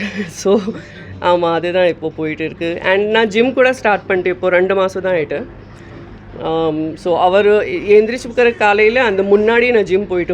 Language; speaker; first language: Tamil; non-native, fluent; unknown